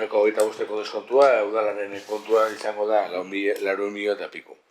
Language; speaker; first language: Basque; native; Basque